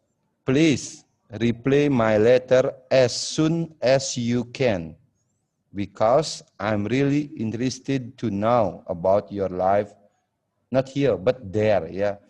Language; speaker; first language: English; non-native, fluent; Indonesian